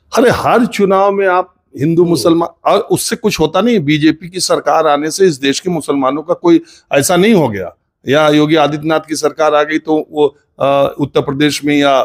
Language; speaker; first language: Hindi; native; Hindi